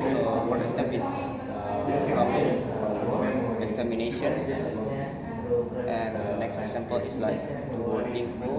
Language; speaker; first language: English; non-native, learner; Indonesian